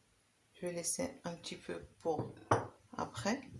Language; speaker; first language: French; non-native, local second language; Arabic